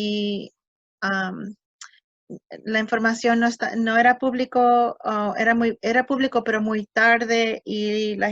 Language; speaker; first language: Spanish; early bilingual, heritage; English